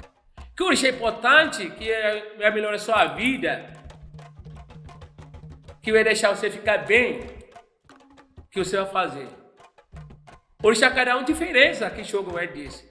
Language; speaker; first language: Portuguese; non-native, learner; Yoruba